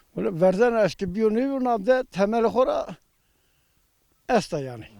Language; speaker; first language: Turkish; non-native, local second language; Zaza